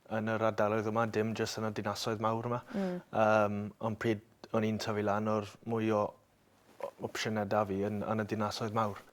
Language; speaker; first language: Welsh; native; Welsh